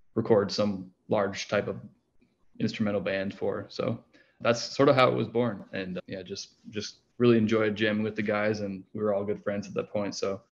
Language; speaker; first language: English; native; English